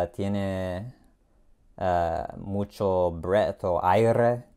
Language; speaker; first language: Spanish; non-native, learner; English